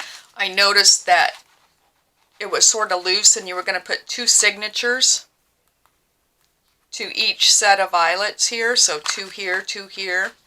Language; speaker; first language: English; native; English